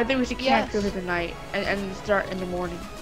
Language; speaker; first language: English; native; English